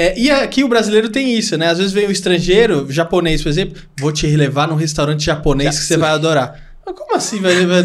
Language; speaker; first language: Portuguese; native; Portuguese